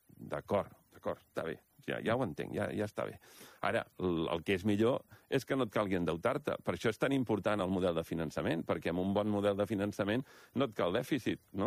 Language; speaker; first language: Catalan; native; Catalan